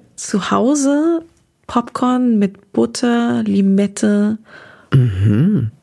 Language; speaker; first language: German; native; German